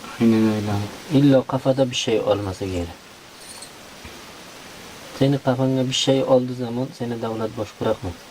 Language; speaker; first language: Turkish; non-native, learner; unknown